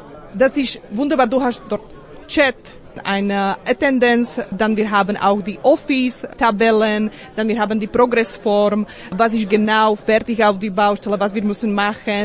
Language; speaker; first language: German; non-native, learner; Slovak